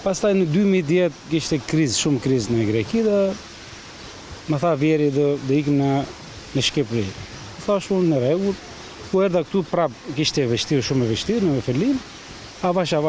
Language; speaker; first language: Albanian; non-native, learner; Arabic